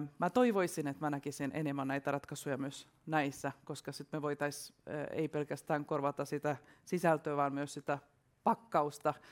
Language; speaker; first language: Finnish; non-native, fluent; Russian